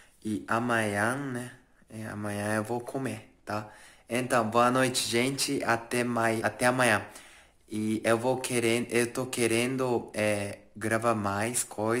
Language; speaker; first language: Portuguese; non-native, learner; Japanese